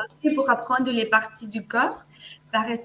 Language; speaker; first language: French; non-native, fluent; Spanish